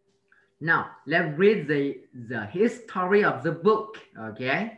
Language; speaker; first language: English; non-native, learner; Vietnamese